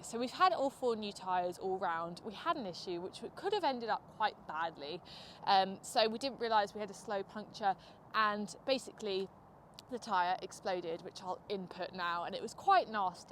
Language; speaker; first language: English; native; English